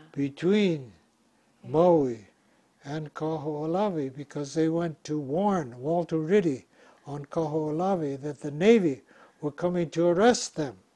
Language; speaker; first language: English; native; English